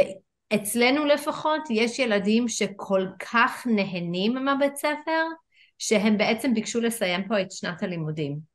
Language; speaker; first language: Hebrew; non-native, fluent; English